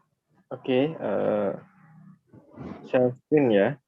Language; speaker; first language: English; non-native, learner; Indonesian